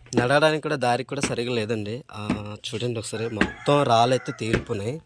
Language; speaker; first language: Telugu; non-native, local second language; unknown